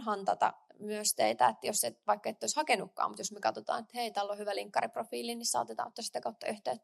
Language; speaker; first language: Finnish; native; Finnish